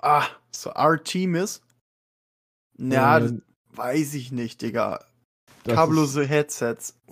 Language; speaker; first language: German; native; German